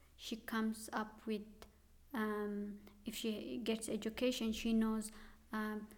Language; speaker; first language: English; non-native, local second language; Pashto